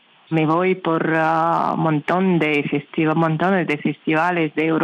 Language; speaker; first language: Spanish; non-native, learner; Russian